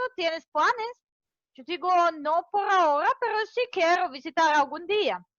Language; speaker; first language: Spanish; non-native, fluent; Serbian